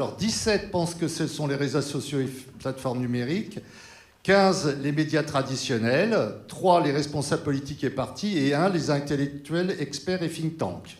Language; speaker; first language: French; native; French